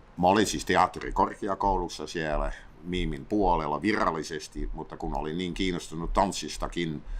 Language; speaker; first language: Finnish; non-native, fluent; Dutch